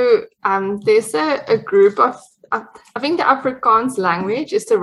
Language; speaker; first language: English; non-native, local second language; Afrikaans